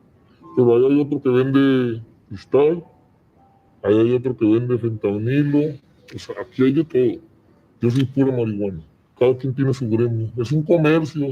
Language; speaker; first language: Spanish; native; Spanish